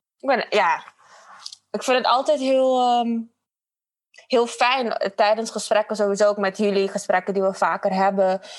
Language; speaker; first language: Dutch; non-native, fluent; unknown